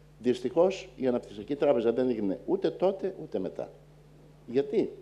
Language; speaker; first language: Greek; native; Greek